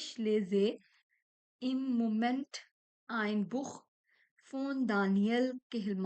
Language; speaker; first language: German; non-native, learner; Urdu